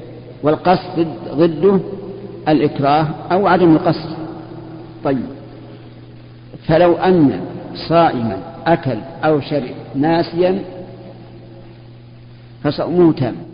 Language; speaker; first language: Arabic; native; Arabic